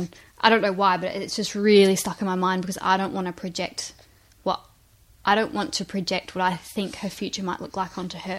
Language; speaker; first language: English; native; English